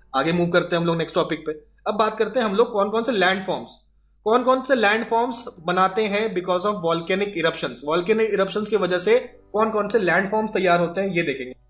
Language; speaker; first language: Hindi; native; Hindi